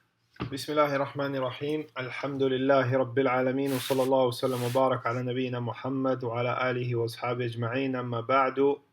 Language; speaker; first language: Arabic; non-native, fluent; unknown